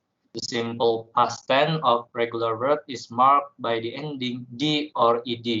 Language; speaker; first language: English; non-native, learner; Indonesian